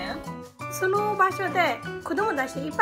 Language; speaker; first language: Japanese; non-native, learner; Burmese